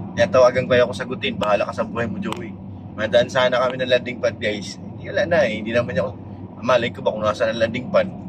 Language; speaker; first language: Filipino; non-native, local second language; Waray